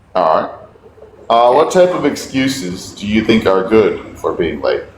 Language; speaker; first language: English; native; English